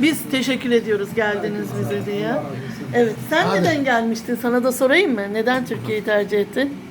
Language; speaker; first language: Turkish; native; Turkish